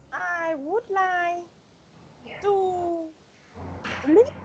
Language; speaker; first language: English; non-native, learner; Vietnamese